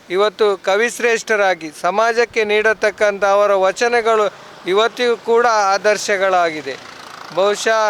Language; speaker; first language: Kannada; native; Kannada